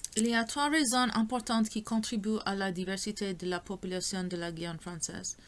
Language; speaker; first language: French; non-native, learner; English